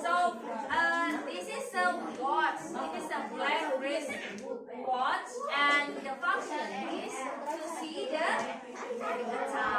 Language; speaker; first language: English; non-native, learner; Indonesian